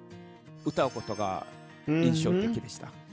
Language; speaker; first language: Japanese; non-native, learner; Korean